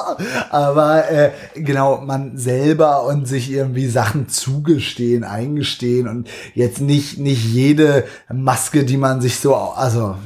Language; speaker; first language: German; native; German